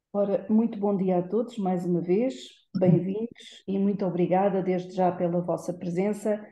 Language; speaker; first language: Portuguese; native; Portuguese